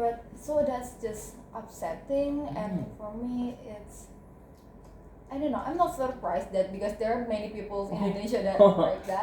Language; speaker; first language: English; non-native, learner; Indonesian